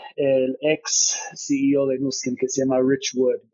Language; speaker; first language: Spanish; non-native, fluent; English